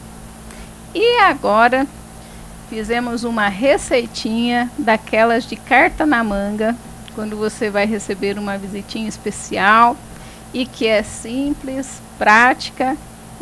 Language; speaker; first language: Portuguese; native; Portuguese